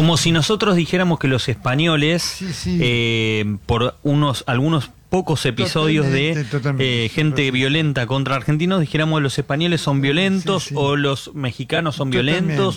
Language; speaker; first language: Spanish; native; Spanish